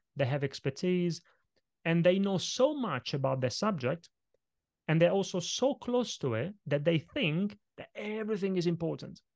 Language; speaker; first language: English; non-native, fluent; Italian